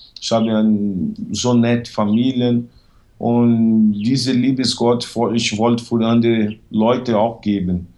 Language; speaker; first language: German; non-native, learner; Portuguese